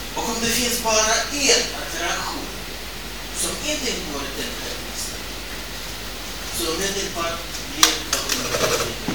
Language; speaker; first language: Swedish; non-native, fluent; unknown